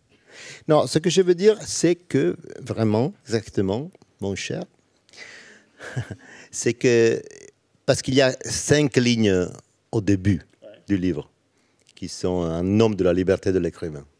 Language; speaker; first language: French; non-native, learner; Italian